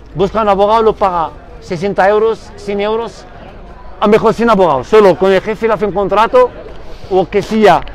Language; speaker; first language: Spanish; non-native, fluent; Arabic